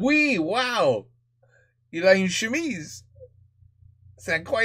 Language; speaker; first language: French; non-native, learner; English